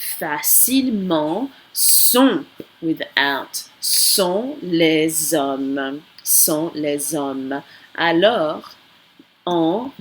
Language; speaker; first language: French; non-native, fluent; English